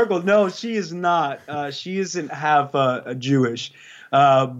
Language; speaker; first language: English; native; English